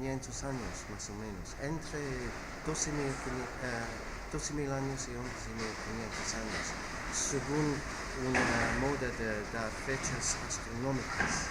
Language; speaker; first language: Spanish; non-native, fluent; English